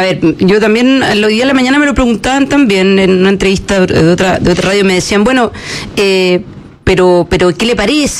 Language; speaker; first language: Spanish; native; Spanish